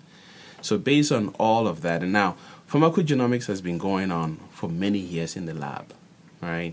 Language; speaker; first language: English; non-native, local second language; Akan